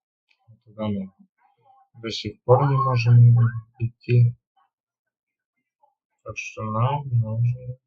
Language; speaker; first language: Russian; native; Russian